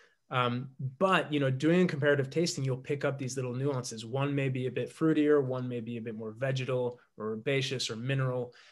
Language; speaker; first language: English; native; English